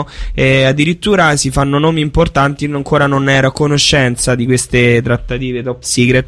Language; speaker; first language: Italian; native; Italian